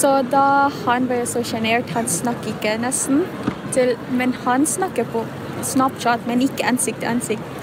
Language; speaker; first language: Norwegian; non-native, fluent; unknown